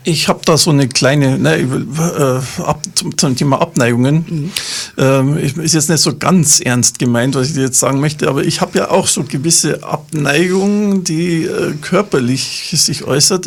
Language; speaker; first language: German; native; German